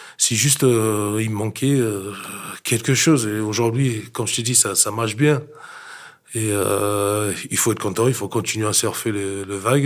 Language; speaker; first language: French; non-native, fluent; English